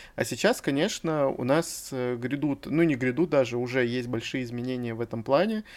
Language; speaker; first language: Russian; native; Russian